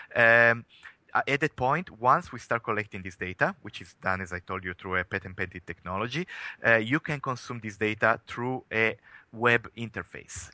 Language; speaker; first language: English; non-native, fluent; Italian